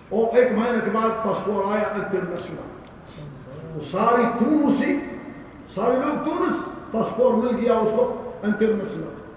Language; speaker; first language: Urdu; non-native, learner; Arabic